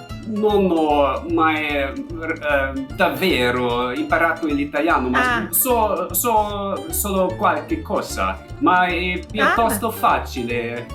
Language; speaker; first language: Italian; non-native, learner; German